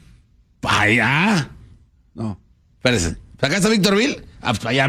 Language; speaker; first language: Spanish; native; Spanish